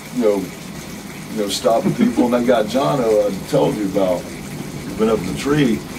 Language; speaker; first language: English; native; English